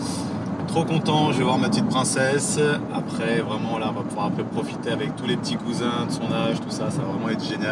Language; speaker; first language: French; early bilingual, other home language; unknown